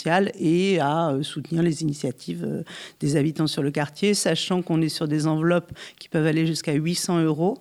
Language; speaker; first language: French; native; French